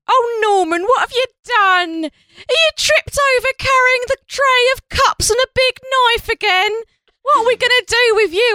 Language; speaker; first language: English; native; English